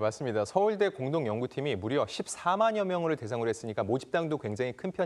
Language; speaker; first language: Korean; native; Korean